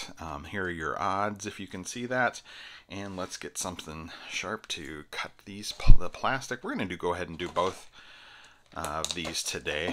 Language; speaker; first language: English; native; English